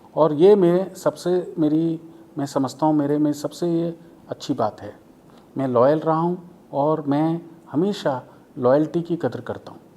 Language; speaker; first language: Hindi; non-native, local second language; Tamil